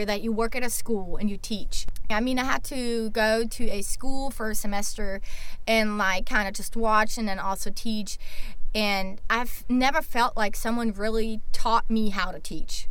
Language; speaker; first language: English; non-native, fluent; German